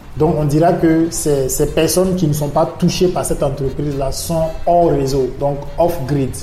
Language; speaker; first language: French; non-native, local second language; Mossi